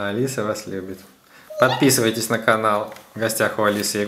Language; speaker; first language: Russian; native; Russian